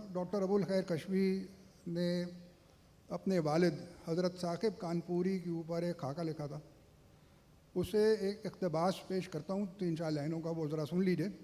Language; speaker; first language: Urdu; native; Urdu